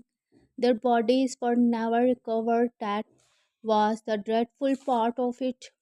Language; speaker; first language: English; non-native, learner; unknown